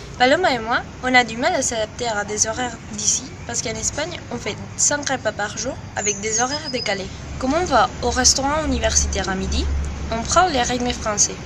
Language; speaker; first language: French; non-native, learner; Spanish